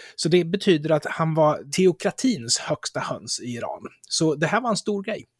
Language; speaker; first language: Swedish; native; Swedish